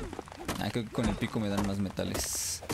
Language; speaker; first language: Spanish; native; Spanish